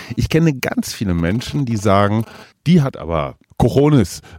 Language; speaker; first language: German; native; German